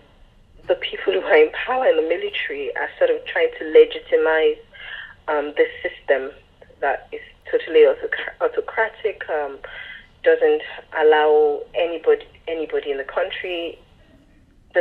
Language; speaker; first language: English; non-native, local second language; Yoruba